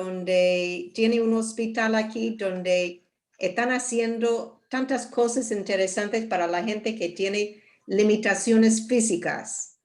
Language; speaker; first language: Spanish; non-native, learner; English